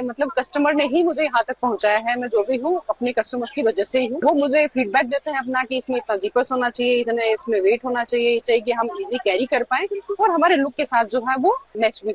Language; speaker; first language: Hindi; native; Hindi